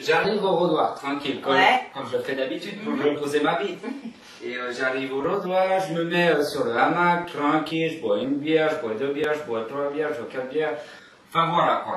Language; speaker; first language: French; native; French